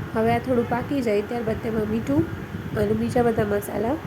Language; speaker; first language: Gujarati; native; Gujarati